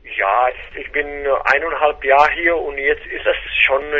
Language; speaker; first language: German; non-native, fluent; Czech